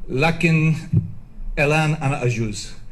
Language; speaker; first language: Arabic; non-native, learner; English